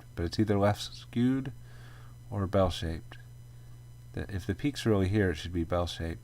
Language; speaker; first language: English; native; English